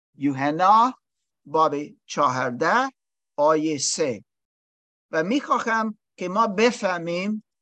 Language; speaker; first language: Persian; non-native, learner; English